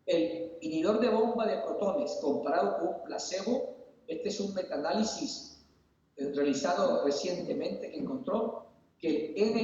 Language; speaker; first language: Spanish; native; Spanish